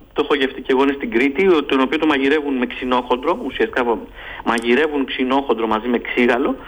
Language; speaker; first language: Greek; native; Greek